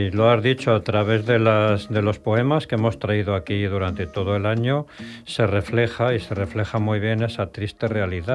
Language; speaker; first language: Spanish; native; Spanish